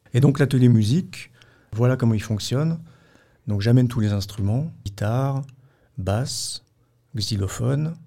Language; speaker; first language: French; native; French